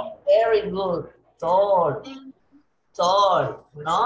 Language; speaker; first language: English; non-native, learner; Spanish